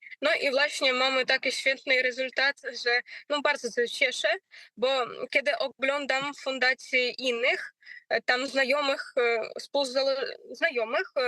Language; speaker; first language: Polish; non-native, learner; Ukrainian